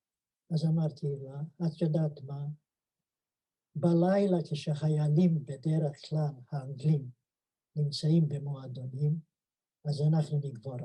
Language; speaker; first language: Hebrew; non-native, fluent; Yiddish